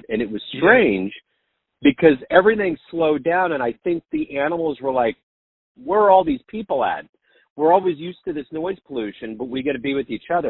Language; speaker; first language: English; native; English